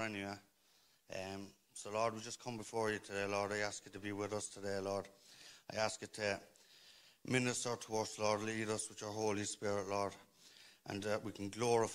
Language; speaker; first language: English; native; English